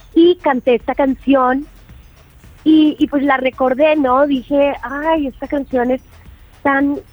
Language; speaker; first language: Spanish; native; Spanish